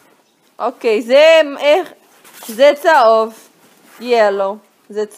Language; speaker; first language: Hebrew; non-native, fluent; Portuguese